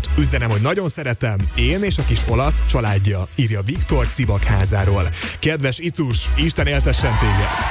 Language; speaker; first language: Hungarian; native; Hungarian